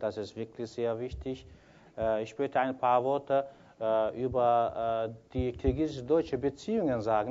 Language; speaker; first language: German; non-native, fluent; Kyrgyz